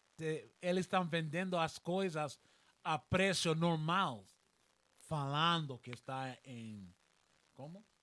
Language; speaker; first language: Portuguese; non-native, learner; Spanish